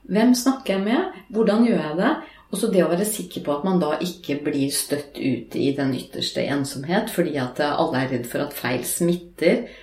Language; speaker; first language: Norwegian; native; Norwegian